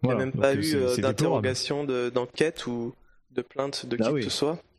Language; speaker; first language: French; native; French